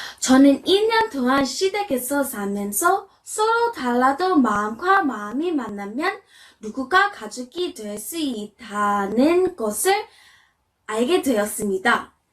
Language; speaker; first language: Korean; non-native, fluent; English